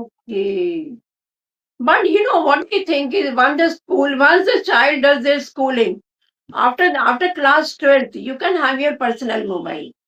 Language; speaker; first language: English; non-native, local second language; Hindi